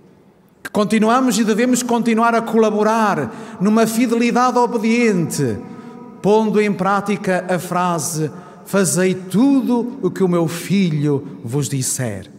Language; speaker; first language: Portuguese; native; Portuguese